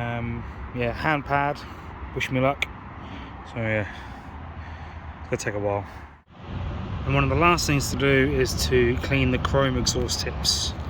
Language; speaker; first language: English; native; English